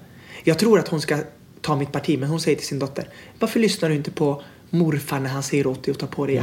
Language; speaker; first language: Swedish; native; Swedish